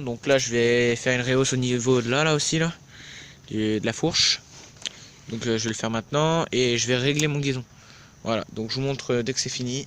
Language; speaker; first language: French; native; French